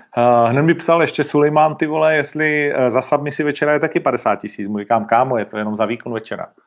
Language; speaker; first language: Czech; native; Czech